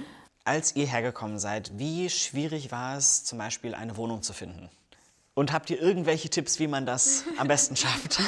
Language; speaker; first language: German; native; German